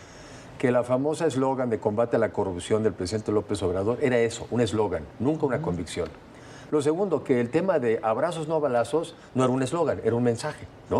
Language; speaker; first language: Spanish; native; Spanish